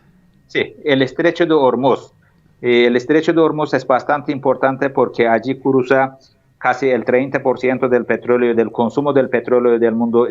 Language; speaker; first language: Spanish; non-native, fluent; Turkish